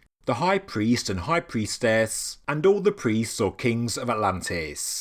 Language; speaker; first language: English; native; English